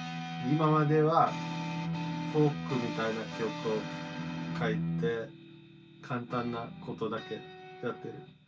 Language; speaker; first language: Japanese; non-native, fluent; English